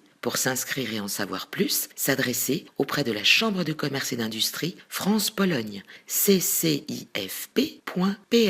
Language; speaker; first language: French; native; French